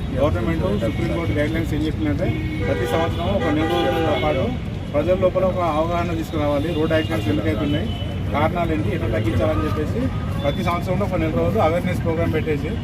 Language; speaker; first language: Telugu; native; Telugu